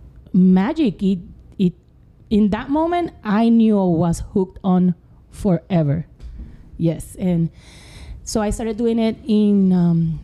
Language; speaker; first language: English; non-native, fluent; Spanish